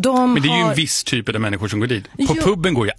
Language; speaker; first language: Swedish; native; Swedish